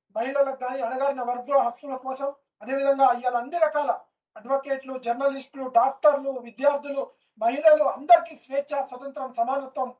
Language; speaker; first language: Telugu; native; Telugu